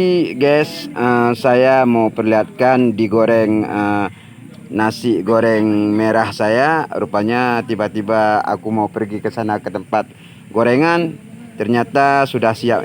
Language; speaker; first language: Indonesian; non-native, local second language; Achinese